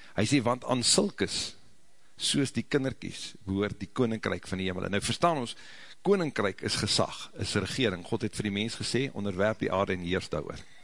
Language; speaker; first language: Afrikaans; native; Afrikaans